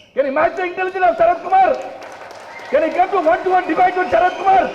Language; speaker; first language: English; non-native, local second language; Tamil